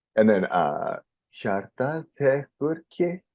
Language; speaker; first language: Icelandic; non-native, learner; English